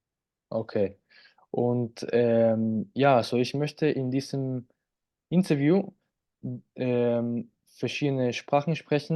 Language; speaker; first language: German; non-native, fluent; Spanish